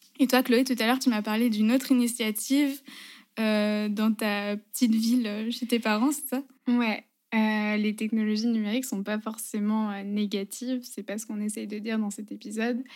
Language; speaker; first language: French; native; French